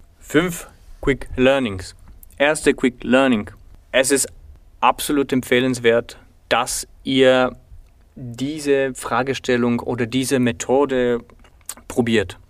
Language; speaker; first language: German; non-native, fluent; Bulgarian